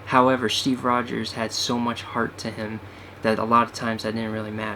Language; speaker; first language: English; native; English